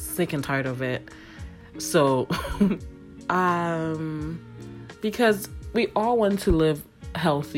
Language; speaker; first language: English; non-native, local second language; Akan